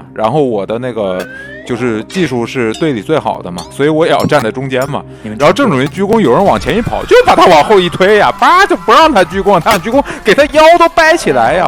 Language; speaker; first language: Chinese; native; Chinese